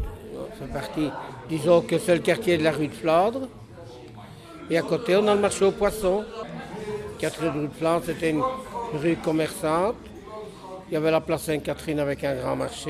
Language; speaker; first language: French; native; French